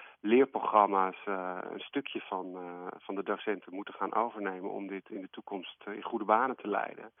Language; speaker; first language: Dutch; native; Dutch